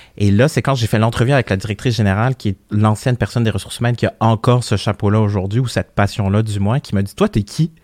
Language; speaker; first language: French; early bilingual, other home language; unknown